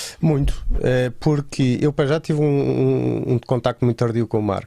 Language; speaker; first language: Portuguese; native; Portuguese